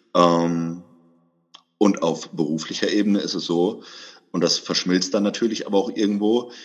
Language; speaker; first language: German; native; German